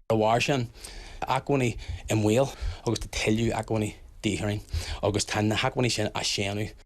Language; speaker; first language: Irish; non-native, local second language; English